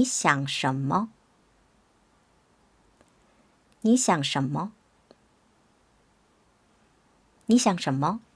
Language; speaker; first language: Chinese; non-native, fluent; Korean